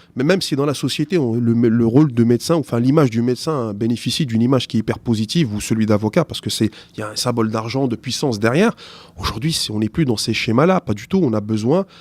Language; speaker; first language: French; early bilingual, other home language; Arabic